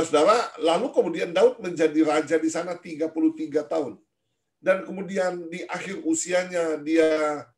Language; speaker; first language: Indonesian; native; Indonesian